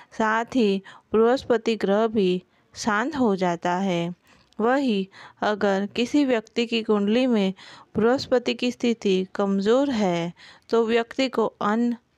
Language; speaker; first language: Hindi; non-native, local second language; Gujarati